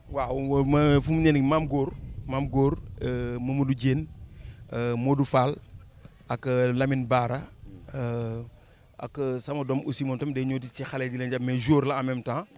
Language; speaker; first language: Wolof; native; Wolof